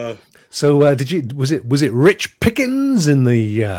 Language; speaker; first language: English; native; English